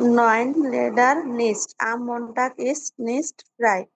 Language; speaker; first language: German; non-native, learner; Bangla